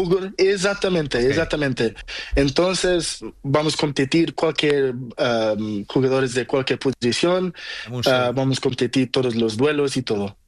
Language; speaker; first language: Spanish; non-native, learner; Portuguese